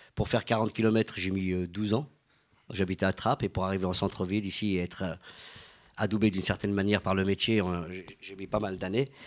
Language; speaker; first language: French; native; French